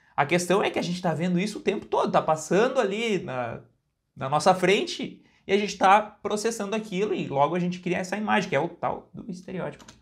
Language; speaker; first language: Portuguese; native; Portuguese